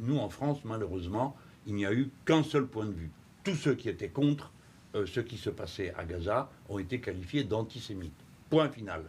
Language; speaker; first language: French; native; French